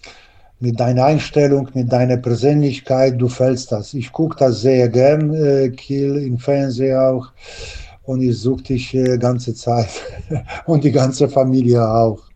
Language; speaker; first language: German; non-native, learner; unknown